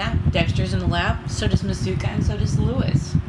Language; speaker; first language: English; native; English